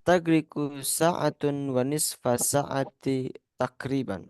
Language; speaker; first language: Arabic; non-native, fluent; Indonesian